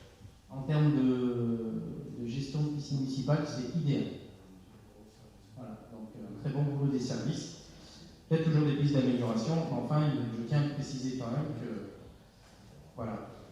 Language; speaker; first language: French; native; French